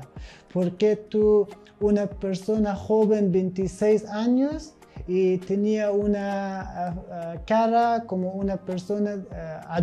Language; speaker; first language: Spanish; non-native, learner; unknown